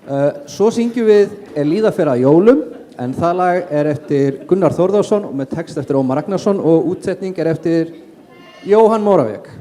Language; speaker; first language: Icelandic; native; Icelandic